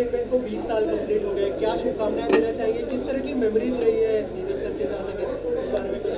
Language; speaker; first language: Hindi; native; Hindi